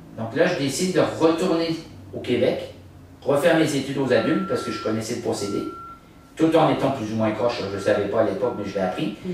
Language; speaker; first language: French; native; French